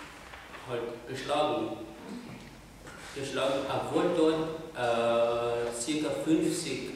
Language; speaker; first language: German; non-native, fluent; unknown